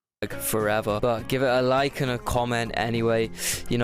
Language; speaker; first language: English; native; English